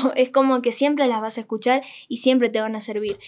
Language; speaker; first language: Spanish; native; Spanish